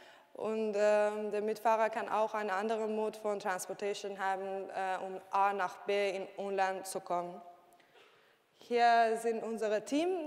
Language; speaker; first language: German; non-native, learner; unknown